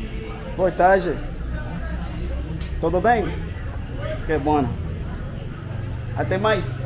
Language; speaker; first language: Portuguese; non-native, learner; English